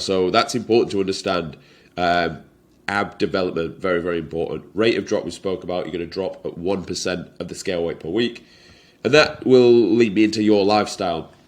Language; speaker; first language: English; native; English